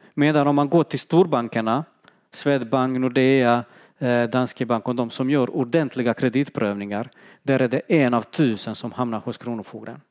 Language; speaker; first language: Swedish; non-native, fluent; Bosnian